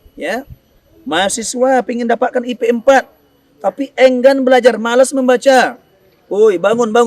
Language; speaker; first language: Indonesian; non-native, local second language; Minangkabau